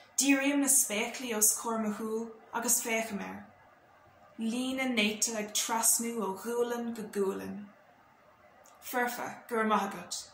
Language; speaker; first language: Irish; non-native, local second language; English